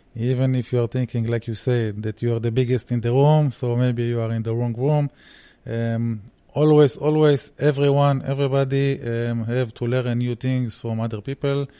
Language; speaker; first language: English; early bilingual, heritage; Hebrew